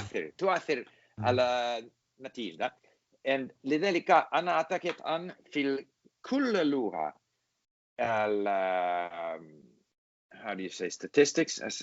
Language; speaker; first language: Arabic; non-native, learner; English